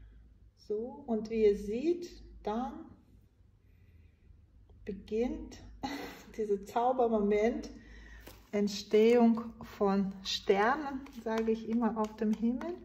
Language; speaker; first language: German; non-native, fluent; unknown